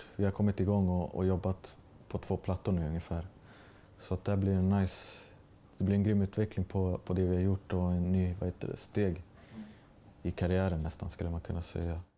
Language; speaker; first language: Swedish; native; Swedish